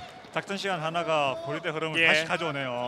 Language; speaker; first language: Korean; native; Korean